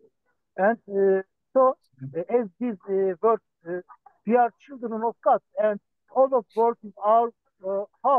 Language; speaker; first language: English; non-native, learner; Turkish